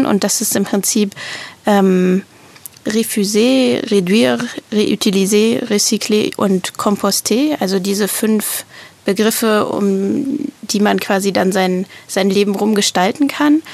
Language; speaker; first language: German; native; German